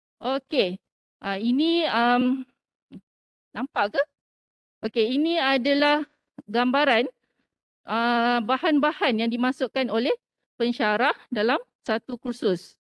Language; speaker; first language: Malay; native; Malay